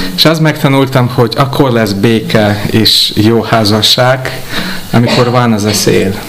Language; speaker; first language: Hungarian; non-native, fluent; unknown